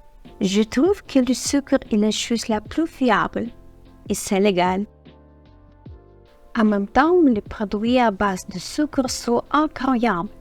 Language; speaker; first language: French; non-native, fluent; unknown